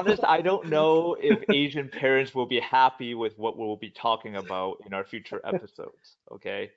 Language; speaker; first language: English; native; English